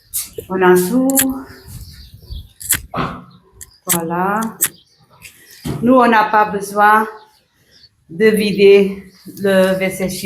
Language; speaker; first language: French; non-native, fluent; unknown